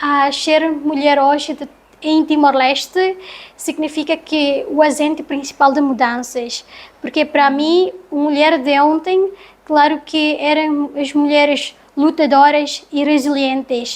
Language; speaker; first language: Portuguese; non-native, learner; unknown